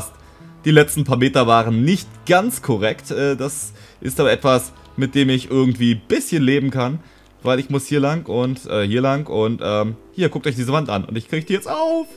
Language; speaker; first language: German; native; German